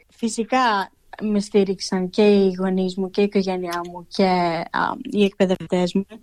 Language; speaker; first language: Greek; early bilingual, heritage; Greek